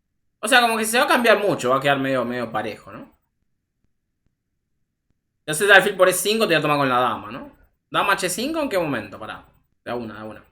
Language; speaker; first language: Spanish; native; Spanish